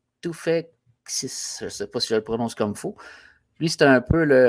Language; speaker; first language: French; native; French